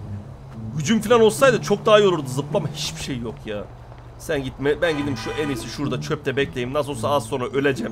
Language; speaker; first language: Turkish; native; Turkish